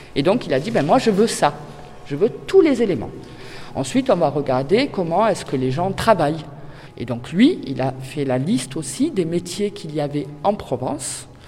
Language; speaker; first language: French; native; French